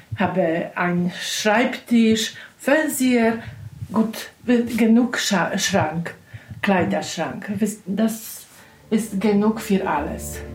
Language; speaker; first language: German; non-native, learner; Polish